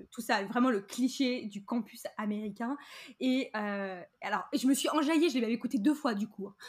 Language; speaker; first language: French; native; French